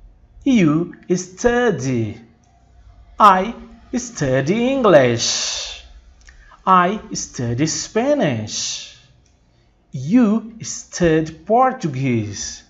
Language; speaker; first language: English; non-native, fluent; Portuguese